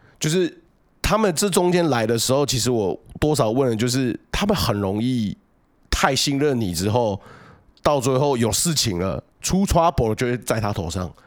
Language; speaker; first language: Chinese; native; Chinese